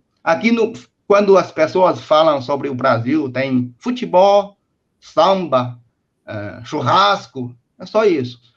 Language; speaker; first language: Portuguese; non-native, fluent; Chinese